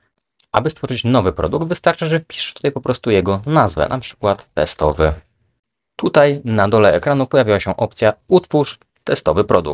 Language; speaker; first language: Polish; native; Polish